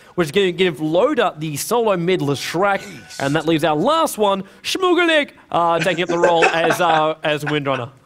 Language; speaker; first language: English; native; English